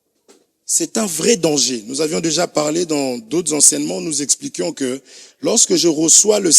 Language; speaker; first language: French; non-native, local second language; Lingala